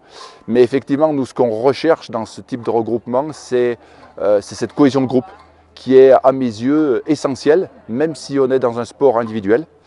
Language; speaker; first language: French; native; French